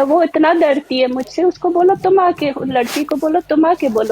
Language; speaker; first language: Hindi; native; Hindi